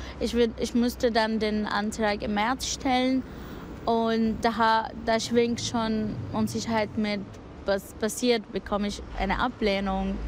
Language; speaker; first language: German; non-native, fluent; Arabic